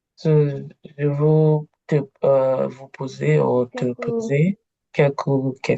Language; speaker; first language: French; non-native, learner; Igbo